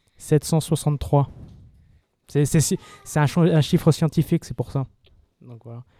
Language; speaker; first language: French; native; French